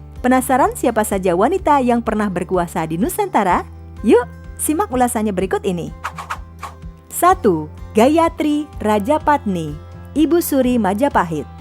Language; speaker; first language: Indonesian; native; Indonesian